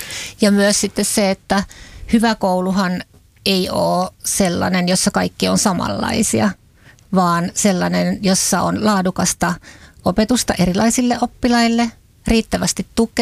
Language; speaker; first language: Finnish; native; Finnish